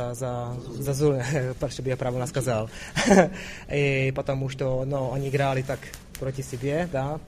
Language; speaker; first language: Russian; non-native, fluent; Czech